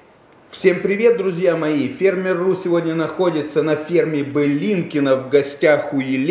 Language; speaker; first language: Russian; native; Russian